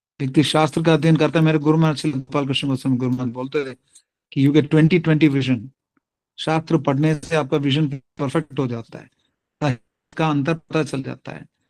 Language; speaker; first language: Hindi; non-native, local second language; Tamil